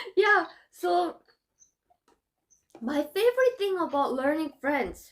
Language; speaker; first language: English; non-native, fluent; Korean